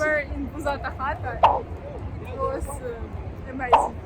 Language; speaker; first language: English; non-native, learner; Ukrainian